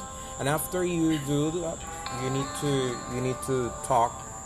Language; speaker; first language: English; non-native, fluent; Spanish